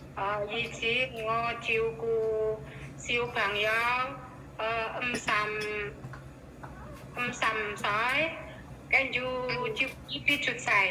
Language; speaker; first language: Cantonese; non-native, learner; Indonesian